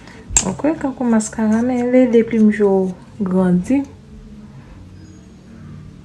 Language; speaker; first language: French; non-native, learner; Haitian Creole